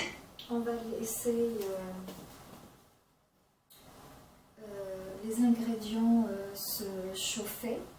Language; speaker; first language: French; non-native, local second language; Arabic